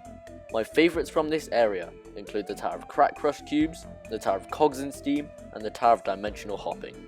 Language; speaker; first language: English; native; English